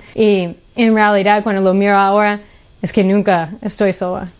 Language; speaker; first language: Spanish; non-native, fluent; English